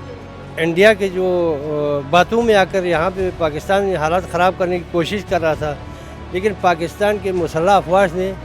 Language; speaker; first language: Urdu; non-native, local second language; Pashto